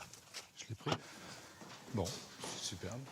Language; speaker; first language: French; native; French